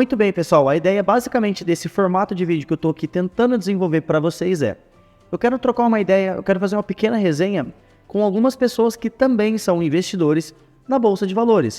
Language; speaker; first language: Portuguese; native; Portuguese